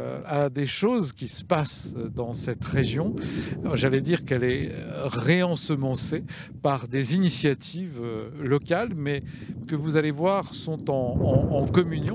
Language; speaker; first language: French; native; French